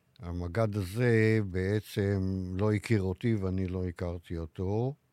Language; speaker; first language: Hebrew; native; Hebrew